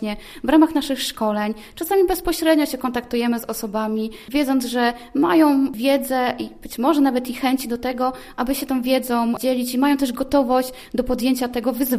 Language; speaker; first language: Polish; native; Polish